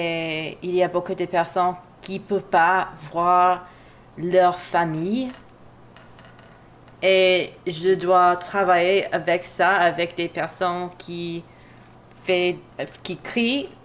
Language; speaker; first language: French; non-native, learner; English